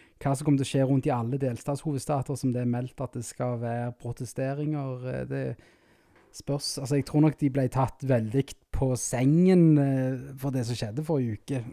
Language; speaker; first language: Norwegian; native; Norwegian